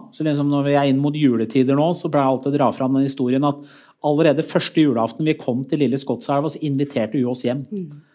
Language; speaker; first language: Norwegian; early bilingual, other home language; Persian